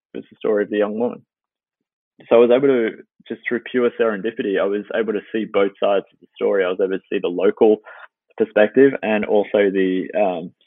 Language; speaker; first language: English; native; English